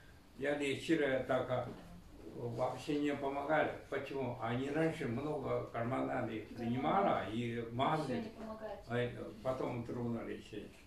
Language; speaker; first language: Russian; non-native, learner; Chinese